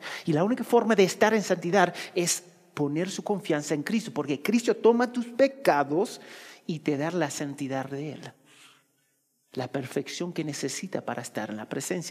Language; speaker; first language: Spanish; early bilingual, heritage; Spanish